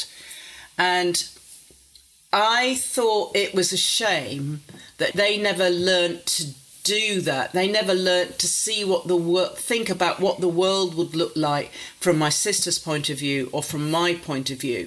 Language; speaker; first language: English; native; English